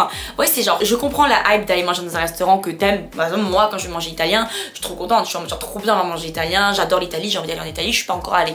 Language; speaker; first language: French; non-native, fluent; Khmer